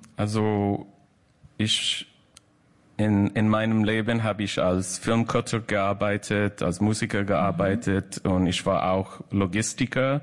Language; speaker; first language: German; non-native, learner; English